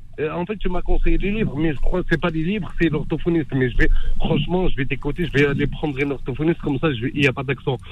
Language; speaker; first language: French; non-native, local second language; Arabic